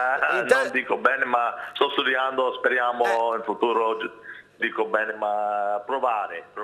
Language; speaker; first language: Italian; non-native, learner; English